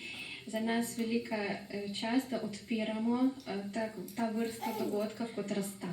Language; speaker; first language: Slovenian; non-native, fluent; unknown